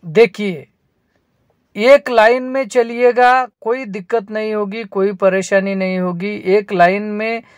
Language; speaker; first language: Hindi; non-native, local second language; Marathi